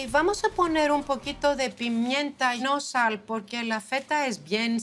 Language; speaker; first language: Spanish; non-native, fluent; Greek